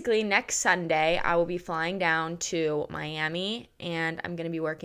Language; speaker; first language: English; native; English